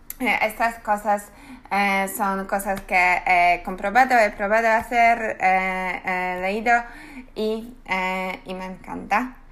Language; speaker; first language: Spanish; non-native, learner; Polish